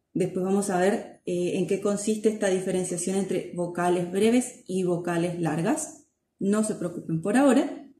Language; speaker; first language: Spanish; native; Spanish